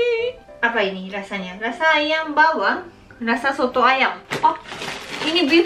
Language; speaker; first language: Indonesian; non-native, learner; Japanese